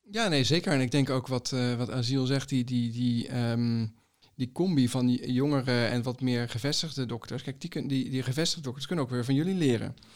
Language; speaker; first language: Dutch; native; Dutch